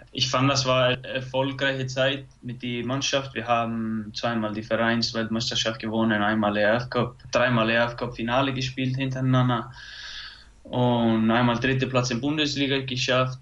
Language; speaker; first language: German; non-native, fluent; Icelandic